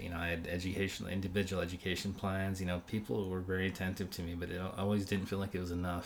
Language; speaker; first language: English; native; English